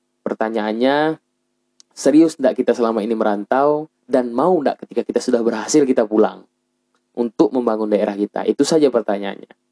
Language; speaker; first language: Indonesian; native; Indonesian